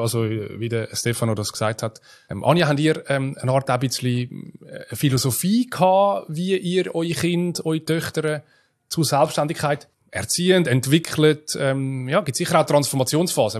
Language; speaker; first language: German; native; German